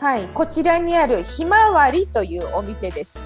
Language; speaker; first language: Japanese; native; Japanese